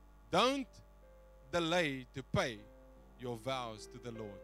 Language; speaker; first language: English; non-native, local second language; Afrikaans